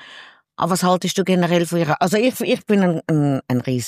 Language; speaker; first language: German; native; German